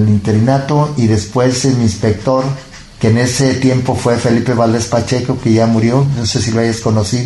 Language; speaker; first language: Spanish; native; Spanish